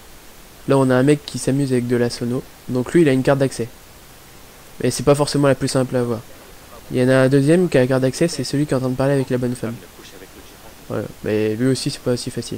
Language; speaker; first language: French; native; French